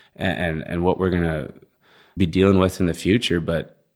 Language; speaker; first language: English; native; English